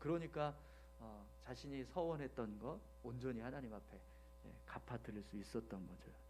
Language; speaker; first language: Korean; native; Korean